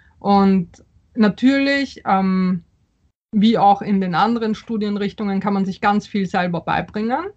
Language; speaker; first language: German; early bilingual, other home language; Polish